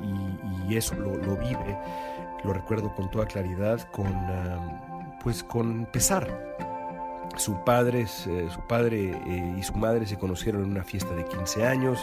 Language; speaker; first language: Spanish; native; Spanish